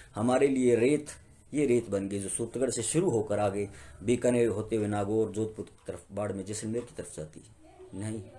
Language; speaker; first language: Hindi; native; Hindi